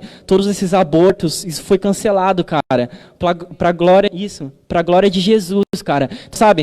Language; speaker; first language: Portuguese; native; Portuguese